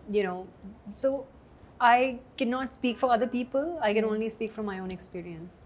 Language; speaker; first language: English; non-native, local second language; Hindi